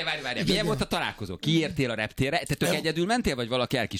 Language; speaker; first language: Hungarian; native; Hungarian